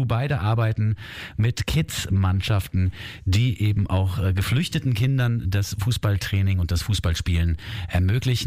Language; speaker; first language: German; native; German